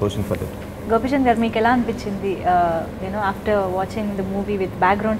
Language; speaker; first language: Telugu; native; Telugu